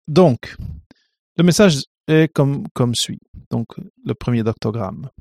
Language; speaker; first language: French; native; French